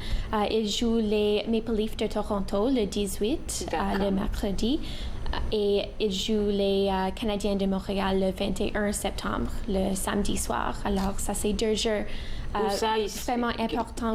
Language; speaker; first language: French; non-native, local second language; English